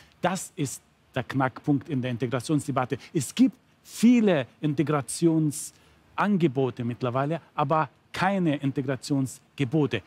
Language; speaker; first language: German; non-native, fluent; Arabic